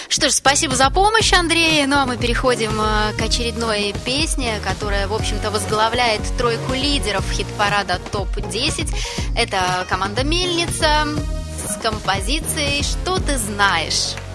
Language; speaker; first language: Russian; native; Russian